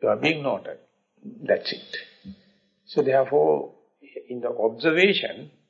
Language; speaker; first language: English; non-native, local second language; Sinhala